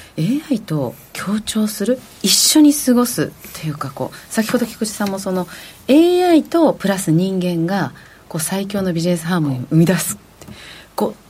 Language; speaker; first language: Japanese; native; Japanese